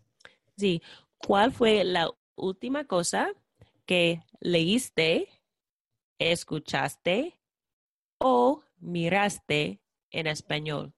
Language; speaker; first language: Spanish; non-native, fluent; English